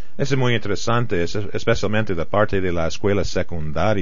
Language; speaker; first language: Spanish; non-native, fluent; English